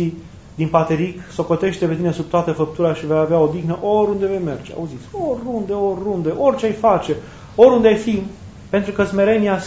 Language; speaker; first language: Romanian; native; Romanian